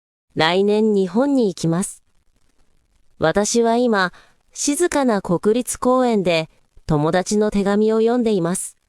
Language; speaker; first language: Japanese; non-native, fluent; Korean